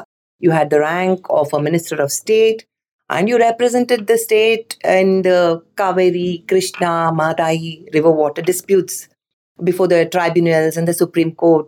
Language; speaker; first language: English; non-native, local second language; Kannada